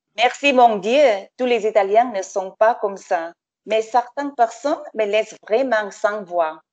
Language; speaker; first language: French; non-native, fluent; English